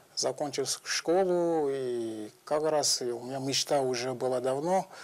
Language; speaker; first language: Russian; non-native, fluent; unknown